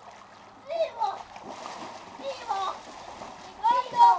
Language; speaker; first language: Italian; early bilingual, other home language; Filipino